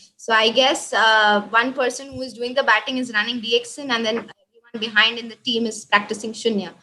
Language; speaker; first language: English; non-native, local second language; Hindi